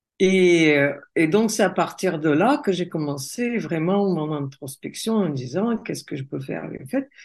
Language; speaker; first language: French; non-native, fluent; Russian